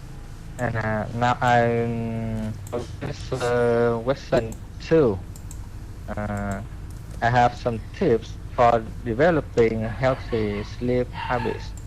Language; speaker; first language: English; non-native, learner; Vietnamese